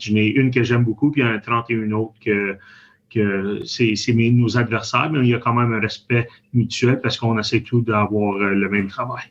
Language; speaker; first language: French; native; French